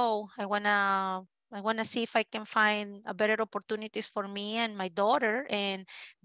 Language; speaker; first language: English; non-native, fluent; Spanish